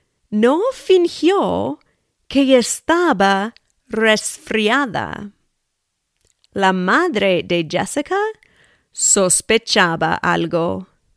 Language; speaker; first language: Spanish; non-native, fluent; English